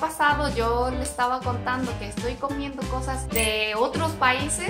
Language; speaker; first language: Spanish; non-native, fluent; Korean